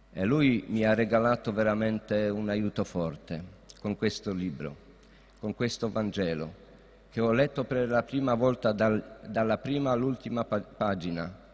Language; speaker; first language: Italian; non-native, fluent; Polish